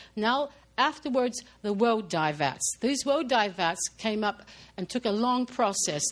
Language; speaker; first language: English; non-native, fluent; French